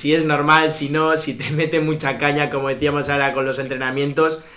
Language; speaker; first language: Spanish; native; Spanish